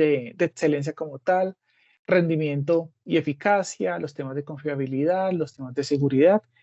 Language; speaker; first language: Spanish; native; Spanish